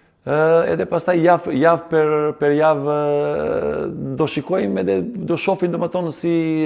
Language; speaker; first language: Albanian; non-native, fluent; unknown